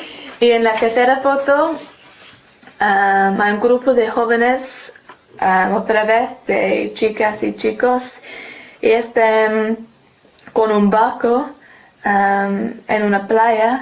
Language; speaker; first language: Spanish; non-native, learner; English